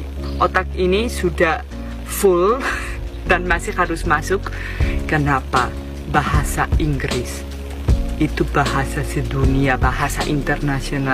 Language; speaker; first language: Indonesian; non-native, fluent; Spanish